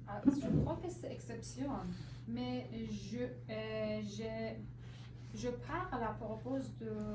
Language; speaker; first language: French; non-native, learner; Persian